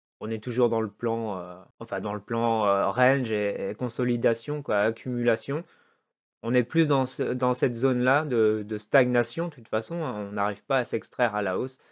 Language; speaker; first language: French; native; French